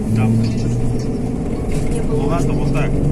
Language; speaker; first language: Russian; native; Russian